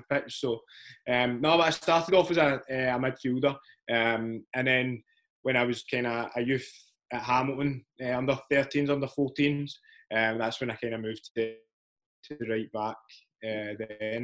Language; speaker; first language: English; native; English